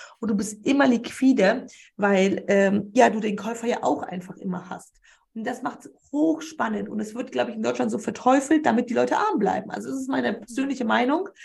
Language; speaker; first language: German; early bilingual, other home language; Polish